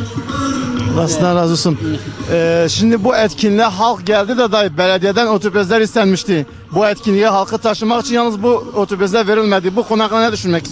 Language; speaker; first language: Turkish; non-native, local second language; Kurdish